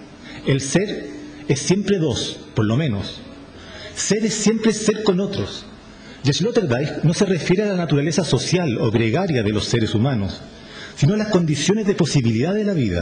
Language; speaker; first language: Spanish; native; Spanish